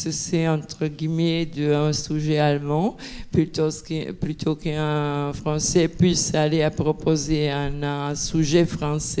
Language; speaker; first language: French; non-native, fluent; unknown